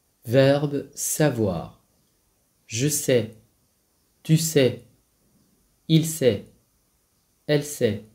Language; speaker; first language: French; non-native, fluent; Vietnamese